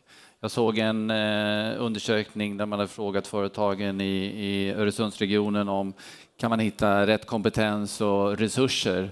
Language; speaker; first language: Swedish; native; Swedish